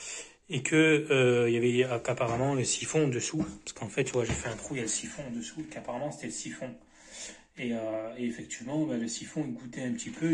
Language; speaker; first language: French; native; French